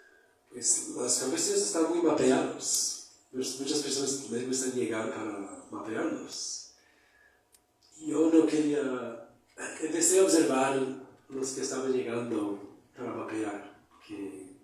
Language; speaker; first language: Spanish; non-native, fluent; English